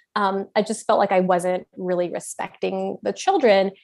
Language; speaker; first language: English; native; English